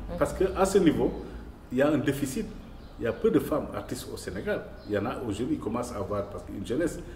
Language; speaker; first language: French; non-native, local second language; Wolof